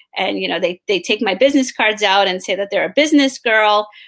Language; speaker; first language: English; native; English